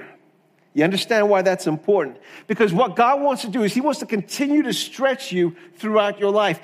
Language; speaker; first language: English; native; English